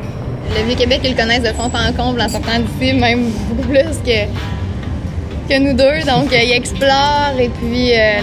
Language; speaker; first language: French; native; French